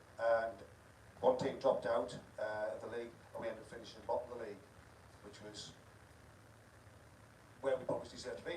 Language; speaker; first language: English; native; English